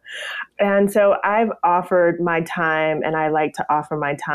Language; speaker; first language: English; native; English